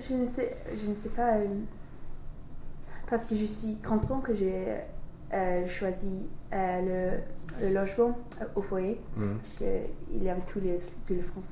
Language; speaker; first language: French; non-native, learner; English